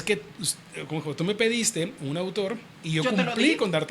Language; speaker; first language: Spanish; native; Spanish